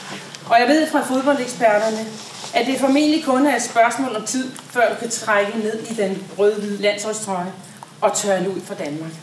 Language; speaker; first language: Danish; native; Danish